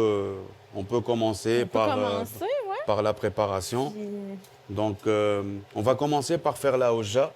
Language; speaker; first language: French; non-native, local second language; Arabic